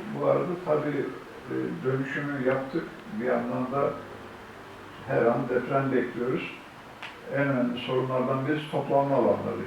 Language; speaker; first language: Turkish; native; Turkish